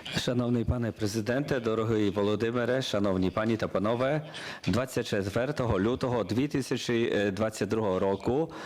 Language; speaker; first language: Ukrainian; non-native, learner; Polish